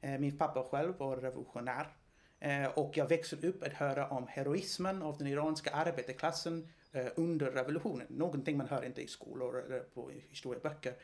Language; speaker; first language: Swedish; non-native, fluent; Greek